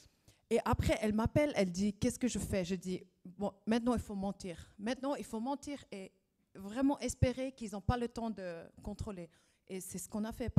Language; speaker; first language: French; non-native, fluent; German